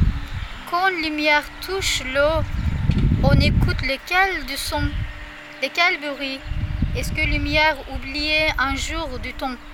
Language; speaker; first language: French; non-native, learner; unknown